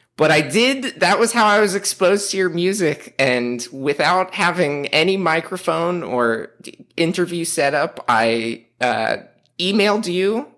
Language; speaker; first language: English; native; English